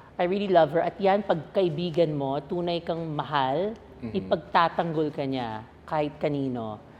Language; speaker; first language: Filipino; native; Filipino